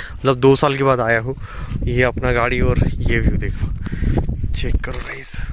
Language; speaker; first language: Hindi; non-native, local second language; Marathi